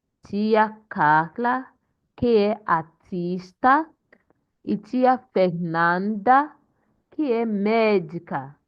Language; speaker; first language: Portuguese; non-native, fluent; English